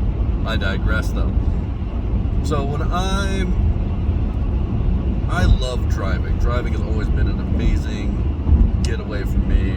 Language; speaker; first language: English; native; English